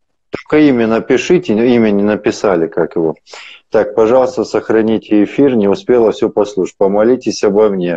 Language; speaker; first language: Russian; native; Russian